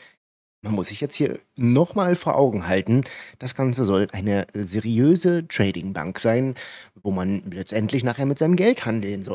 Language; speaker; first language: German; native; German